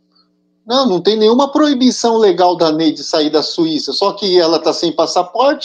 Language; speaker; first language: Portuguese; native; Portuguese